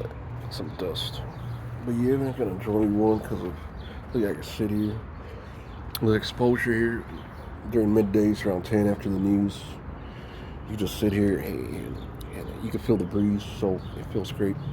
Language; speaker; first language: English; native; English